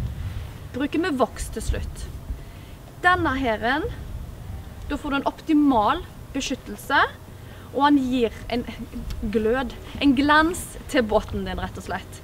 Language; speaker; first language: Norwegian; native; Norwegian